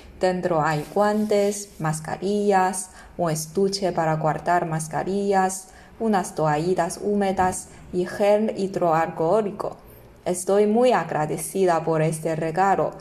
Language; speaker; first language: Spanish; non-native, fluent; Chinese